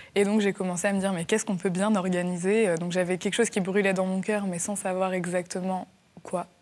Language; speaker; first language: French; native; French